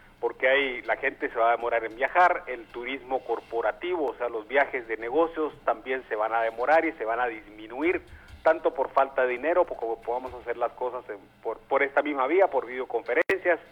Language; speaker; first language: Spanish; native; Spanish